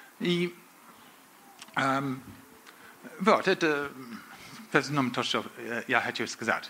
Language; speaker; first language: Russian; non-native, learner; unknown